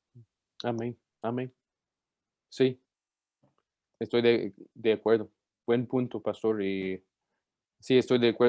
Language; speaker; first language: Spanish; non-native, fluent; English